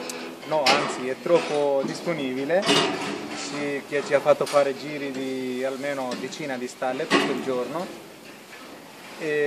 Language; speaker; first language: Italian; non-native, fluent; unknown